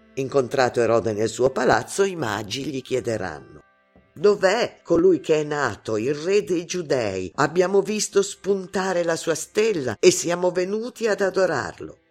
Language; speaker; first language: Italian; non-native, fluent; Arabic